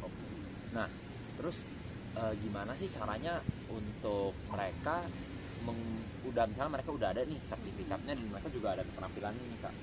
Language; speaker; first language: Indonesian; native; Indonesian